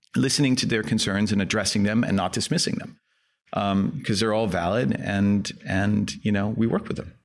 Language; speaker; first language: English; non-native, fluent; Danish